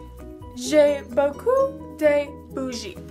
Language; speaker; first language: French; non-native, learner; English